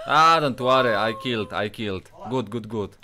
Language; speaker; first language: English; non-native, learner; Polish